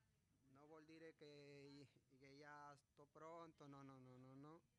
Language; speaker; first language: Italian; non-native, fluent; Spanish